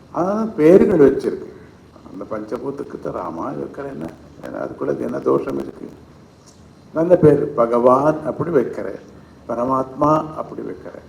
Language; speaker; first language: Tamil; non-native, fluent; Kannada